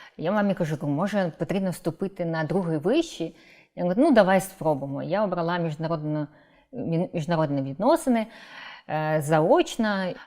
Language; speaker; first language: Ukrainian; non-native, local second language; Crimean Tatar